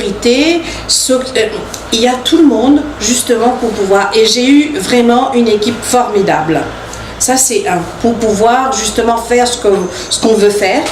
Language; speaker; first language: French; non-native, local second language; Morisyen